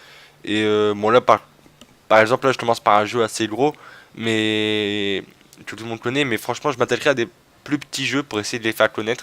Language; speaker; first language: French; native; French